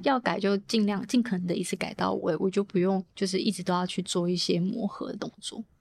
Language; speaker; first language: Chinese; native; Chinese